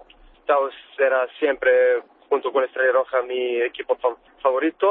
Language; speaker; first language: Spanish; non-native, fluent; Serbian